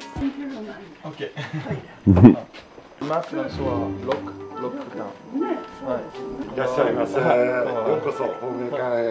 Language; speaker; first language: Japanese; non-native, learner; French